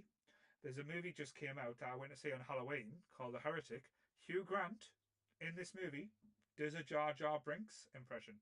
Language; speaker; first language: English; native; English